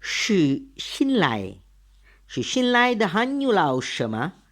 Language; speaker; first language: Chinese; non-native, learner; Malay